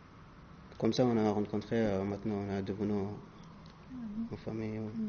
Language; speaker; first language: French; non-native, learner; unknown